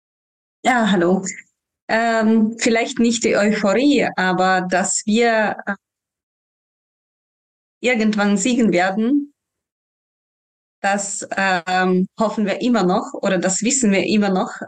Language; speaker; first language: German; non-native, fluent; Ukrainian